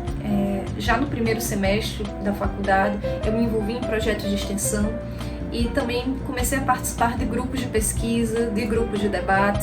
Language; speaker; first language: Portuguese; native; Portuguese